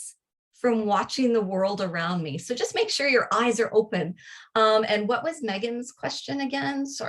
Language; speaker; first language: English; native; English